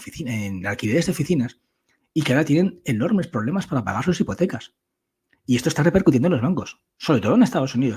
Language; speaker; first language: Spanish; native; Spanish